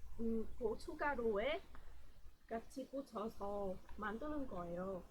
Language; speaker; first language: Korean; non-native, learner; Vietnamese